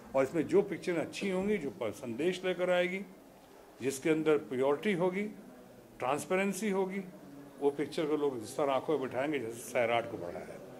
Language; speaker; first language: Hindi; native; Hindi